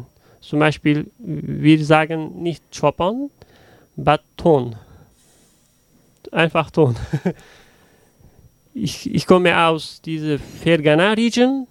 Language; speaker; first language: German; non-native, learner; Uzbek